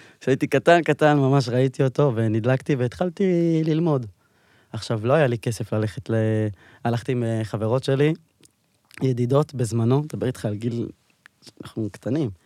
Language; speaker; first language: Hebrew; native; Hebrew